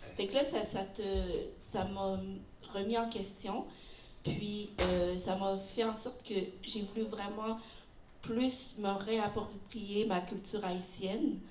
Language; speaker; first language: French; native; French